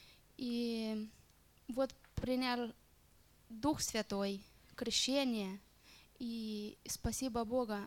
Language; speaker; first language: Russian; non-native, learner; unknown